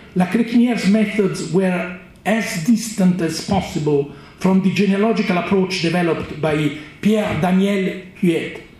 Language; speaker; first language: English; non-native, fluent; Italian